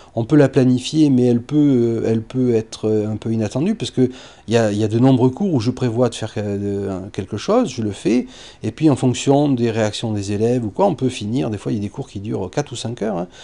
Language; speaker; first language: French; native; French